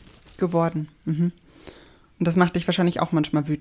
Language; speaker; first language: German; native; German